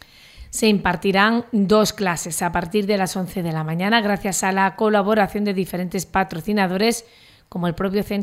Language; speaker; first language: Spanish; native; Spanish